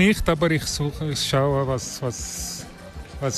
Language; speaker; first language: German; non-native, learner; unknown